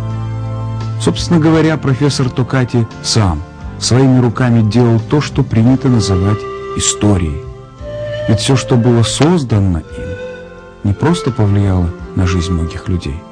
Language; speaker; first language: Russian; native; Russian